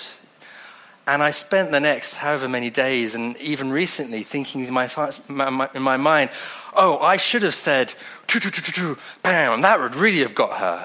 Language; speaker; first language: English; native; English